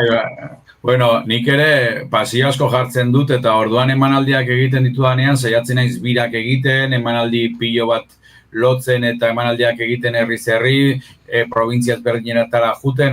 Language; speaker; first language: Basque; native; Basque